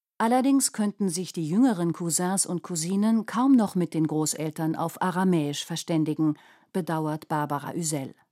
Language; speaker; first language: German; native; German